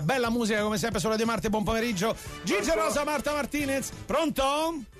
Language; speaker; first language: Italian; native; Italian